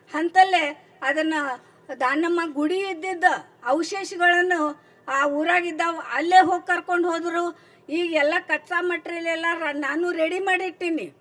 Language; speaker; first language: Kannada; non-native, local second language; Marathi